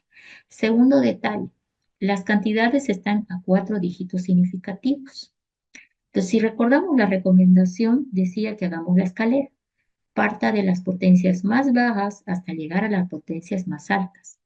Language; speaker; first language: Spanish; native; Spanish